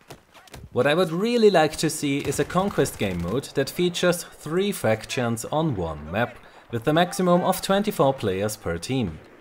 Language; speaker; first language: English; non-native, fluent; German